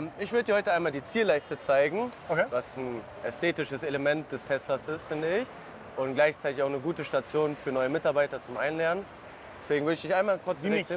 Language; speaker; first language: German; native; German